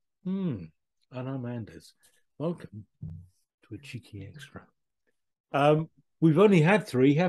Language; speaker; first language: English; native; English